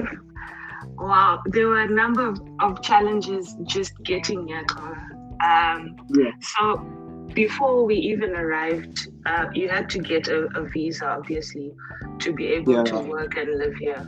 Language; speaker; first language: English; native; English